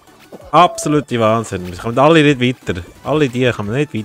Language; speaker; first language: German; native; German